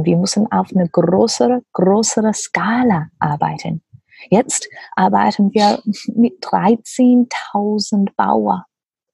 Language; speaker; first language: German; non-native, learner; English